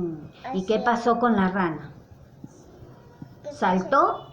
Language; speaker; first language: Spanish; native; Spanish